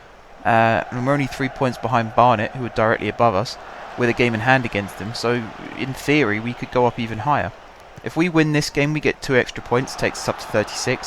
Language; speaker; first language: English; native; English